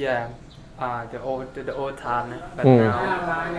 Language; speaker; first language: English; non-native, learner; Thai